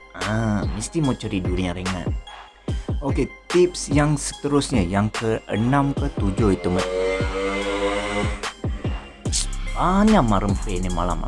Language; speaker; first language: Malay; native; Malay